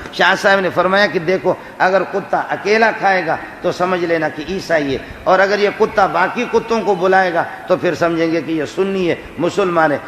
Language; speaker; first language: Urdu; non-native, local second language; Baluchi